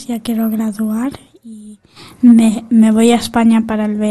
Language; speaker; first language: Spanish; early bilingual, heritage; Spanish